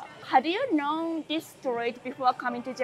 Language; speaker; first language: English; non-native, learner; Japanese